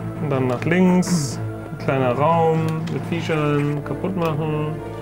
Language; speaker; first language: German; native; German